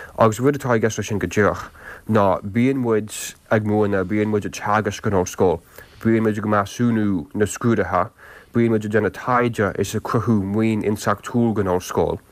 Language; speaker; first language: Irish; non-native, local second language; English